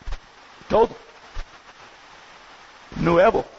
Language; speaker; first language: Spanish; non-native, learner; English